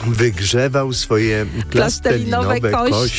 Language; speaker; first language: Polish; native; Polish